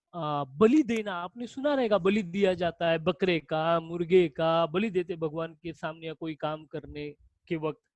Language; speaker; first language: Hindi; non-native, local second language; Marathi